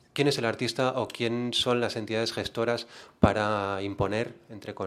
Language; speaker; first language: Spanish; non-native, local second language; Catalan